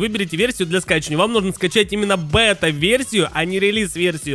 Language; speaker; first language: Russian; native; Russian